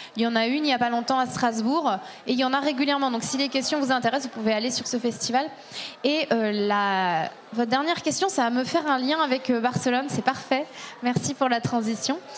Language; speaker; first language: French; native; French